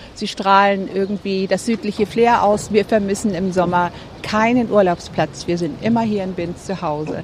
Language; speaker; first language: German; native; German